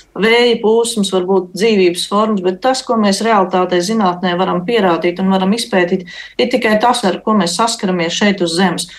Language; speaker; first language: Latvian; native; Latvian